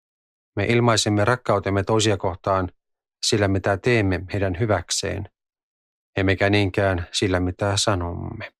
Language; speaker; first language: Finnish; native; Finnish